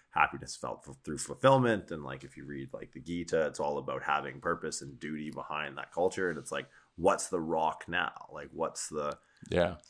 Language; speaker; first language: English; native; English